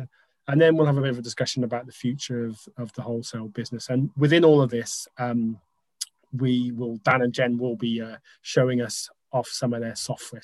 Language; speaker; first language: English; native; English